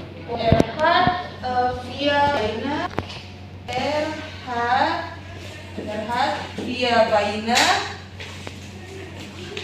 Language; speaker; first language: German; non-native, learner; Indonesian